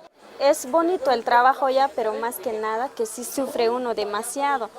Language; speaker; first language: Spanish; non-native, local second language; Tzotzil